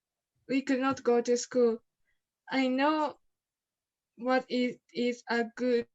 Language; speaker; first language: English; non-native, learner; Japanese